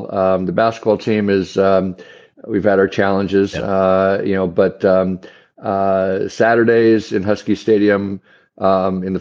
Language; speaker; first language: English; native; English